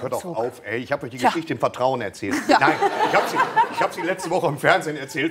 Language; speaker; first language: German; native; German